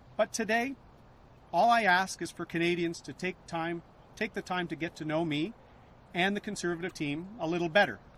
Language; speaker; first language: English; native; English